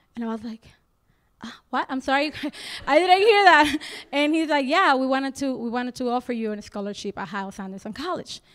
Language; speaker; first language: English; non-native, fluent; Spanish